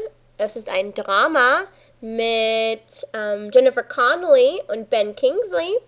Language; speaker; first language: German; non-native, fluent; English